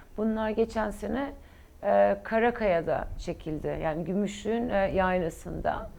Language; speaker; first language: Turkish; early bilingual, heritage; Turkish